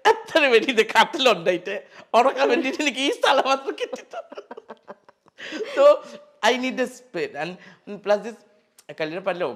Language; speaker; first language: Malayalam; non-native, learner; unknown